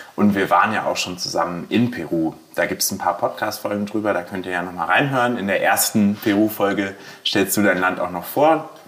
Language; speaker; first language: German; native; German